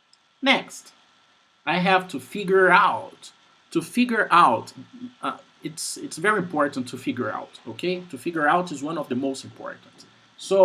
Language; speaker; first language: English; non-native, fluent; Portuguese